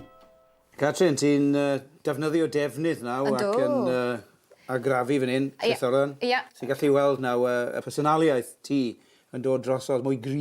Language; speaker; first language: Welsh; native; Welsh